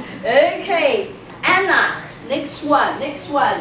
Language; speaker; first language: English; non-native, fluent; Chinese